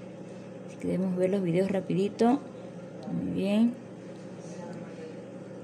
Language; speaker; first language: Spanish; native; Spanish